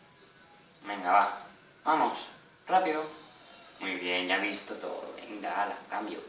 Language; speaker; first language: Spanish; native; Spanish